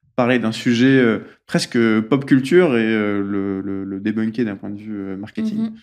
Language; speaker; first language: French; native; French